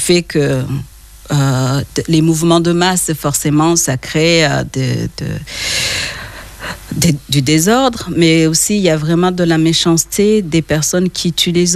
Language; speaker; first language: French; early bilingual, other home language; Kinyarwanda